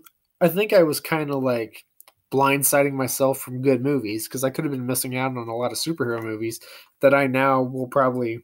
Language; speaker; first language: English; native; English